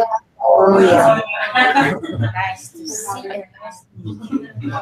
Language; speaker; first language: English; non-native, fluent; Uzbek